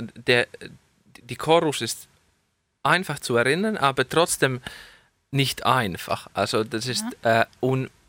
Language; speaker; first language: German; non-native, fluent; Finnish